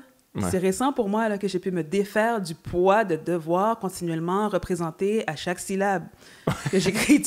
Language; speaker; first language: French; native; French